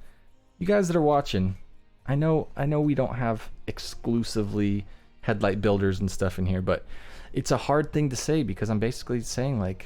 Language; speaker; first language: English; native; English